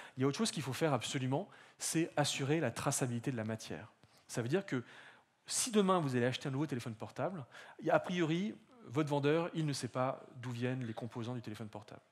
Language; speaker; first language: French; native; French